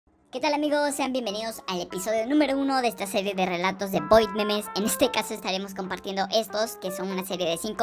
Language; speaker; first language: Spanish; native; Spanish